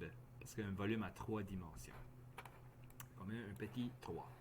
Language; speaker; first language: French; native; French